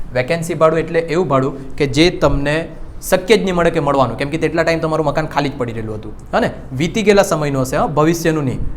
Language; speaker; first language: Gujarati; non-native, local second language; Hindi